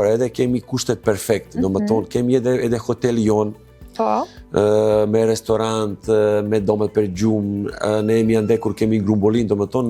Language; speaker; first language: Albanian; non-native, learner; Serbian